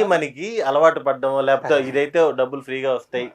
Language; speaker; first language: Telugu; native; Telugu